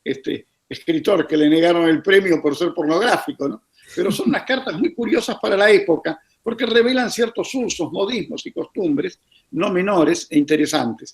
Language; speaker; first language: Spanish; native; Spanish